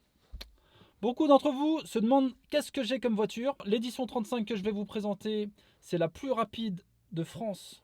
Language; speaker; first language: French; native; French